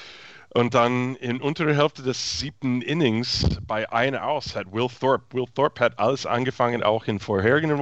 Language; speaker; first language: German; non-native, fluent; English